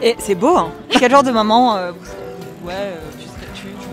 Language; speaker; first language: French; native; French